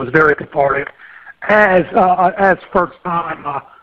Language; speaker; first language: English; native; English